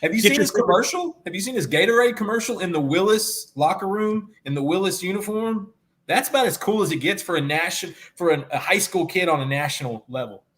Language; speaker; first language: English; native; English